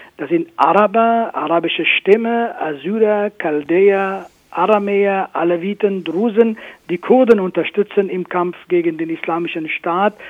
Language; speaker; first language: German; non-native, fluent; Kurdish